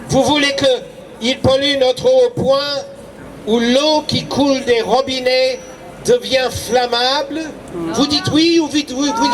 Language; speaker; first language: French; non-native, fluent; English